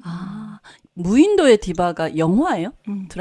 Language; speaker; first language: Korean; native; Korean